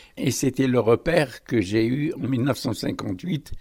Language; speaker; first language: French; non-native, local second language; Arabic